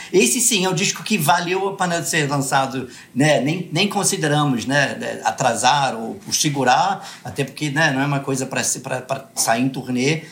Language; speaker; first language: Portuguese; early bilingual, other home language; English